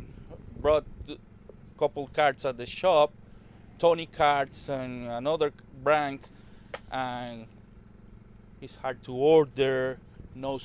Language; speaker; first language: English; non-native, learner; Spanish